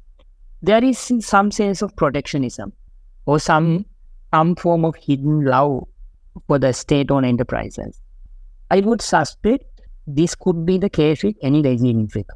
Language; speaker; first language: English; non-native, local second language; Sinhala